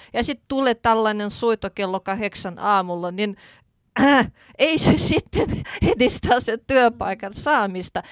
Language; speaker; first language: Finnish; non-native, fluent; Russian